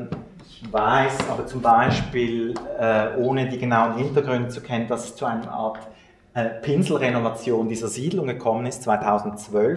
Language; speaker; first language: German; native; German